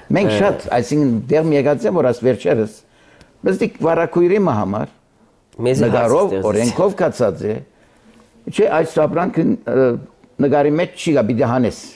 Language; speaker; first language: Armenian; early bilingual, heritage; Armenian